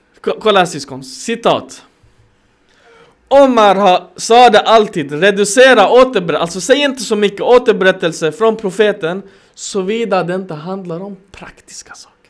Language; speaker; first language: Swedish; non-native, fluent; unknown